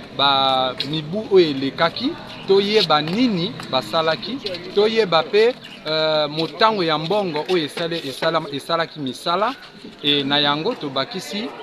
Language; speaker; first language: Lingala; native; Lingala